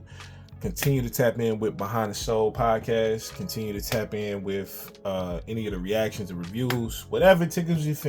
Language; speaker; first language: English; native; English